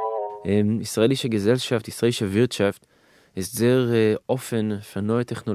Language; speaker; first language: German; non-native, fluent; Hebrew